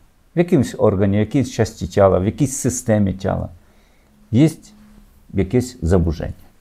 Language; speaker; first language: Polish; non-native, learner; Ukrainian